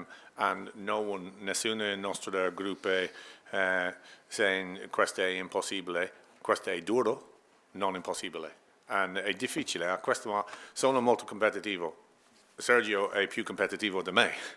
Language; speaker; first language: Italian; non-native, learner; English